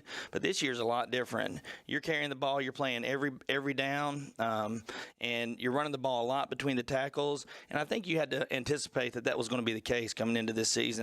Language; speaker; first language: English; native; English